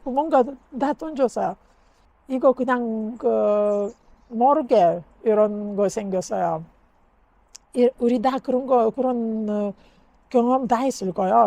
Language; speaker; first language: Korean; non-native, learner; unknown